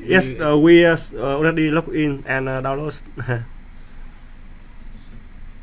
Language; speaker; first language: English; non-native, learner; Vietnamese